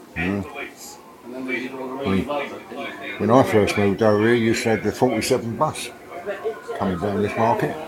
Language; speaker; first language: English; native; English